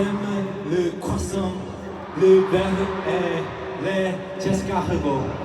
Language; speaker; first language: French; non-native, learner; Korean